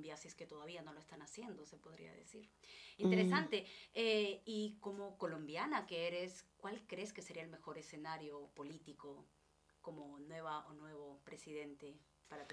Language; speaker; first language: Spanish; native; Spanish